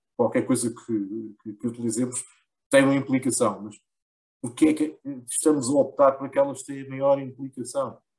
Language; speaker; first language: Portuguese; native; Portuguese